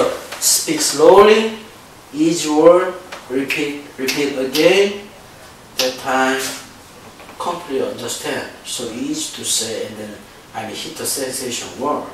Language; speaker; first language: English; non-native, learner; Korean